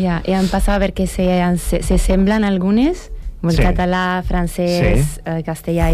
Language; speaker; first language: Catalan; non-native, learner; Italian